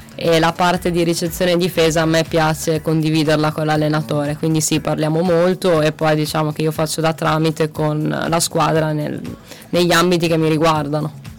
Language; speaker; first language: Italian; native; Italian